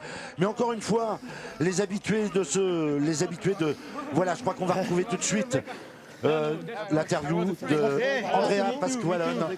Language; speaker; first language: French; native; French